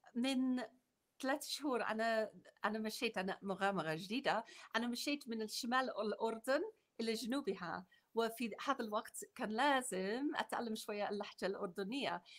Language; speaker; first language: Arabic; non-native, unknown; English